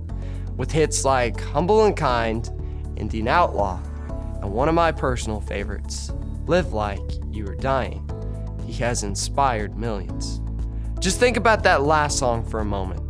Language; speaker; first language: English; native; English